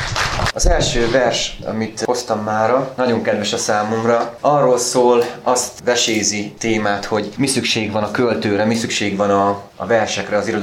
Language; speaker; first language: Hungarian; native; Hungarian